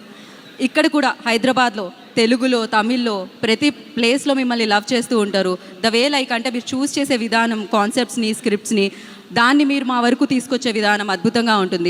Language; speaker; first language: Telugu; native; Telugu